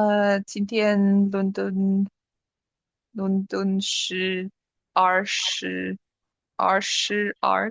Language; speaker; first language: Chinese; non-native, learner; English